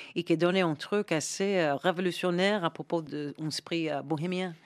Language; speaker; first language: French; non-native, fluent; English